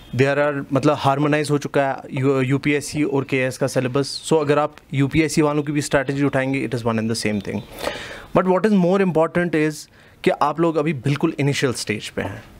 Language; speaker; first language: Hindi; non-native, local second language; Kashmiri